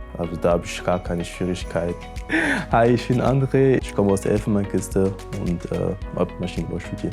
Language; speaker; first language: German; non-native, fluent; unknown